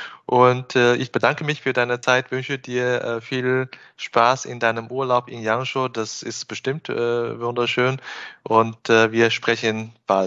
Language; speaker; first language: German; non-native, fluent; Chinese